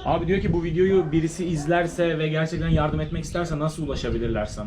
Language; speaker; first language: Turkish; native; Turkish